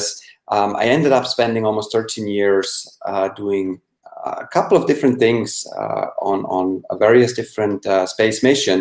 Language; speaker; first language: English; non-native, fluent; Swiss German